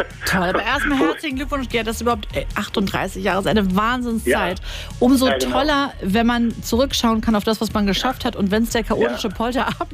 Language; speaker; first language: German; native; German